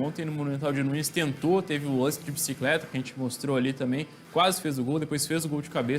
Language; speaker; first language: Portuguese; native; Portuguese